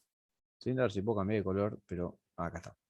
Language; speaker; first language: Spanish; native; Spanish